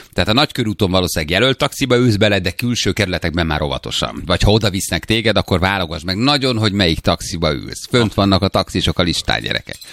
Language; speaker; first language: Hungarian; native; Hungarian